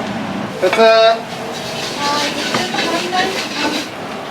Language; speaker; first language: Japanese; native; Japanese